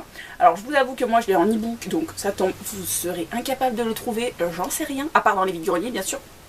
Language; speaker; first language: French; native; French